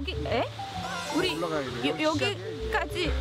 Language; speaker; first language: Korean; non-native, fluent; French